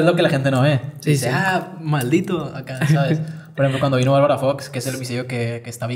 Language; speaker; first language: Spanish; native; Spanish